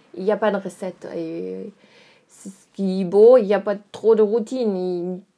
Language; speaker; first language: French; non-native, fluent; German